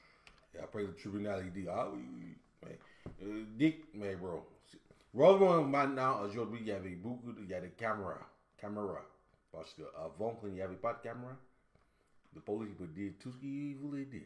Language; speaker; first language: French; non-native, learner; English